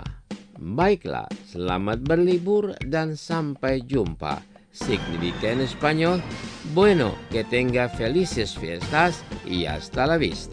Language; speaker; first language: Spanish; non-native, fluent; Indonesian